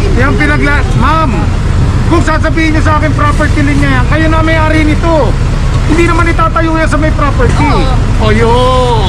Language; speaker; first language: Filipino; native; Filipino